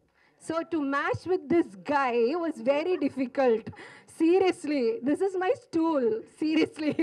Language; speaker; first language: Telugu; non-native, learner; Malayalam